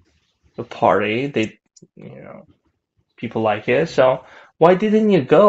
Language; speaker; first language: English; non-native, fluent; Korean